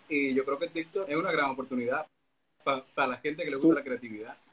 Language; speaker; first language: Spanish; native; Spanish